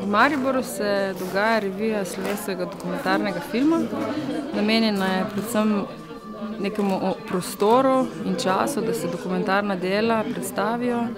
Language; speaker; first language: Slovenian; native; Slovenian